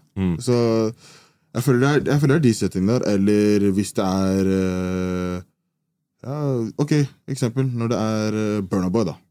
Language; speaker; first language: Norwegian; early bilingual, other home language; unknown